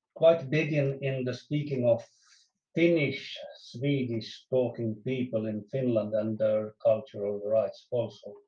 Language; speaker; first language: English; non-native, fluent; Swedish